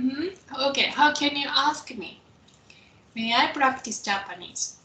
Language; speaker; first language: English; non-native, fluent; Japanese